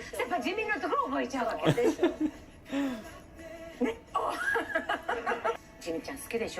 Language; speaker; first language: Japanese; native; Japanese